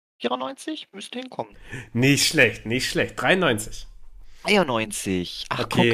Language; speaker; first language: German; native; German